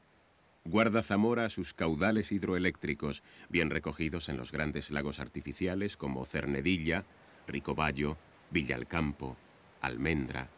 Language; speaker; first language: Spanish; native; Spanish